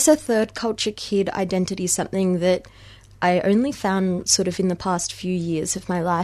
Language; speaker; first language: English; native; English